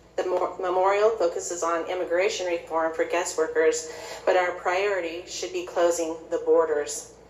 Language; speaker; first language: English; native; English